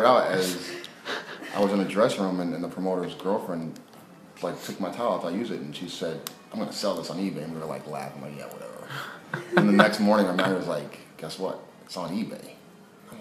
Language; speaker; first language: English; native; English